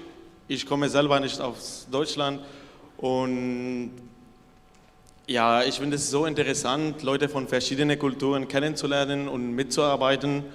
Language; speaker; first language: German; non-native, fluent; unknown